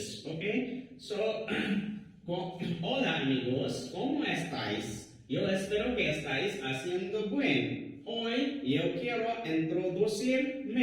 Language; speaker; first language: Spanish; non-native, learner; Hindi